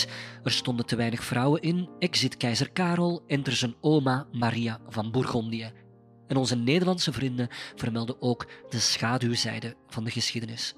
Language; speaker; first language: Dutch; native; Dutch